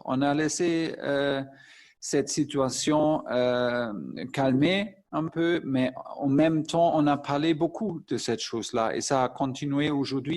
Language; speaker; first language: French; non-native, fluent; German